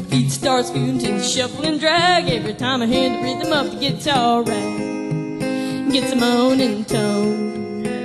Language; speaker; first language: English; native; English